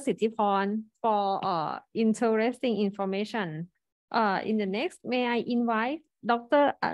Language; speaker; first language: English; non-native, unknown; Thai